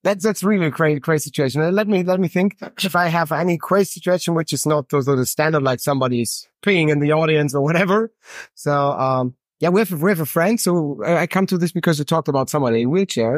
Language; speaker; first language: English; non-native, fluent; German